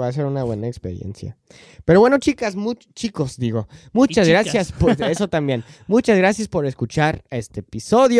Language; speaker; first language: Spanish; non-native, fluent; English